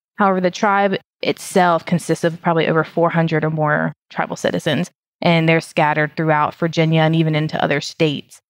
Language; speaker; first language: English; native; English